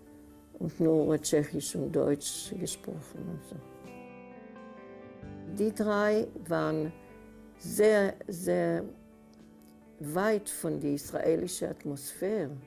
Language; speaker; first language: German; early bilingual, heritage; German